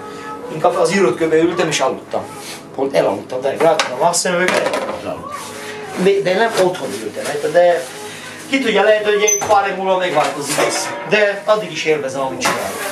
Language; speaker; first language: Hungarian; non-native, fluent; Armenian